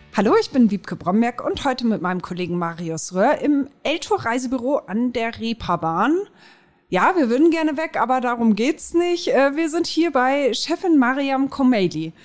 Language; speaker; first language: German; native; German